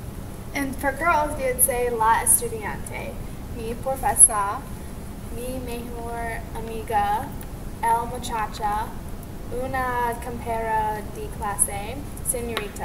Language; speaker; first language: Spanish; non-native, learner; English